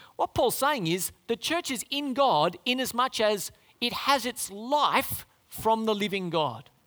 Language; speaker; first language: English; native; English